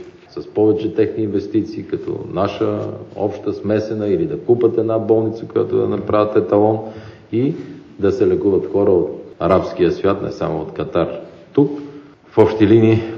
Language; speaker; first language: Bulgarian; native; Bulgarian